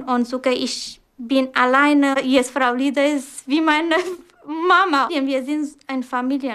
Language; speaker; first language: German; non-native, learner; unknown